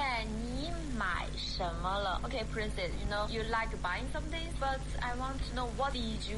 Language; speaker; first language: English; non-native, fluent; Chinese